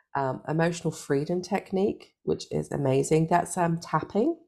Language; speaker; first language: English; native; English